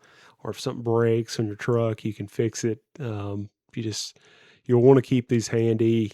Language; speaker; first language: English; native; English